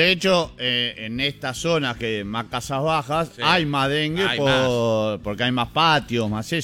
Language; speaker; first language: Spanish; native; Spanish